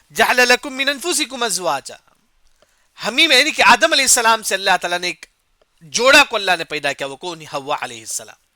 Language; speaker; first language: Urdu; native; Urdu